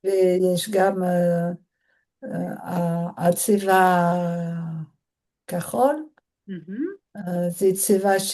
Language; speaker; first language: Hebrew; non-native, learner; French